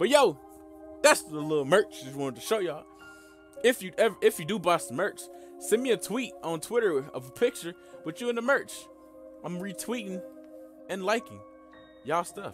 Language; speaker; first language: English; native; English